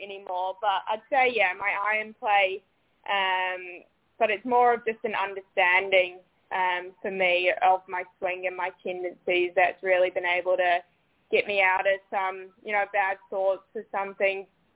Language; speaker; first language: English; native; English